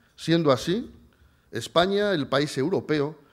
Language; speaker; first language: Spanish; native; Spanish